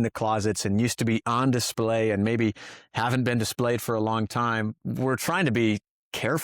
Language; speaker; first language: English; native; English